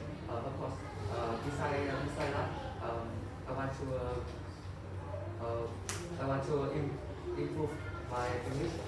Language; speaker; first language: English; non-native, learner; Vietnamese